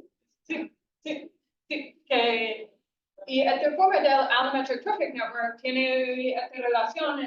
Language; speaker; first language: Spanish; non-native, fluent; English